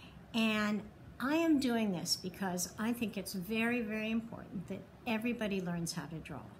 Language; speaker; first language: English; native; English